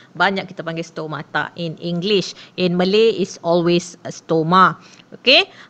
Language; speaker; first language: English; non-native, local second language; Malay